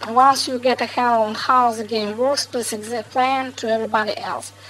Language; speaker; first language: English; non-native, fluent; Russian